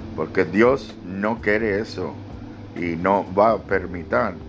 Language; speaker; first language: Spanish; early bilingual, other home language; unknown